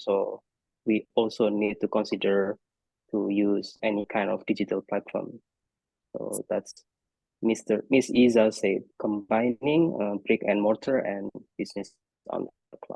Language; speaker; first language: English; non-native, fluent; Indonesian